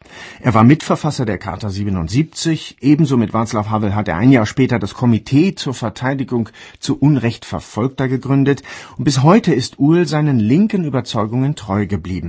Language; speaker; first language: German; native; German